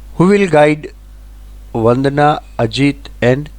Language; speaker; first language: English; non-native, local second language; Gujarati